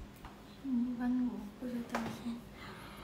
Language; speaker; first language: Chinese; non-native, learner; Vietnamese